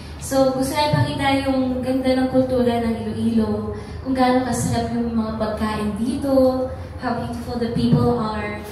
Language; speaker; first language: Filipino; native; Filipino